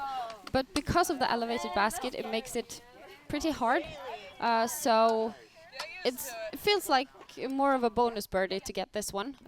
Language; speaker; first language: English; non-native, fluent; Norwegian